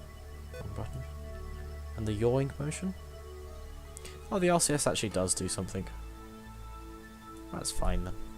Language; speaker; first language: English; native; English